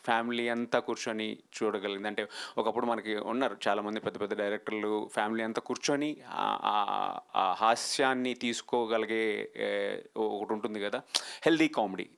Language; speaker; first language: Telugu; native; Telugu